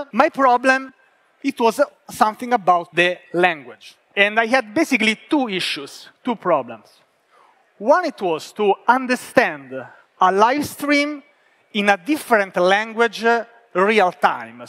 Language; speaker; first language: English; non-native, fluent; Italian